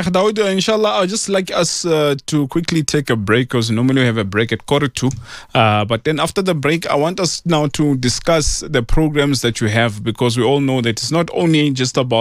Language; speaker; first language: English; non-native, local second language; Tswana